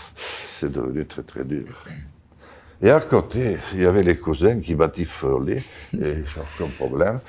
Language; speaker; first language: French; non-native, local second language; Occitan